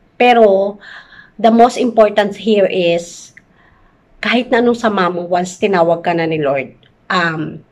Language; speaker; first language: Filipino; native; Filipino